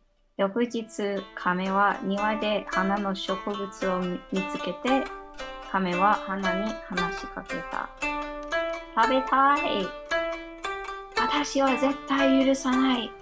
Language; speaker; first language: Japanese; non-native, learner; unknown